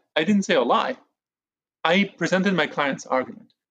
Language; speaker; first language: English; early bilingual, other home language; Hebrew